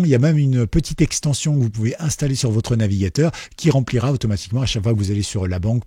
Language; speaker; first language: French; native; French